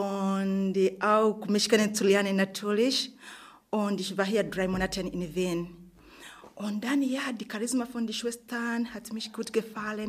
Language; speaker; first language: German; non-native, learner; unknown